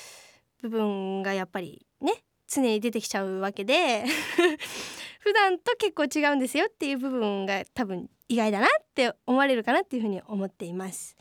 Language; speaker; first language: Japanese; native; Japanese